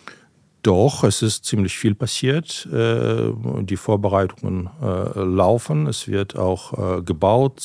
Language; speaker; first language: German; non-native, fluent; Ukrainian